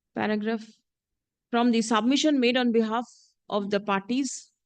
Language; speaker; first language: English; non-native, local second language; Bangla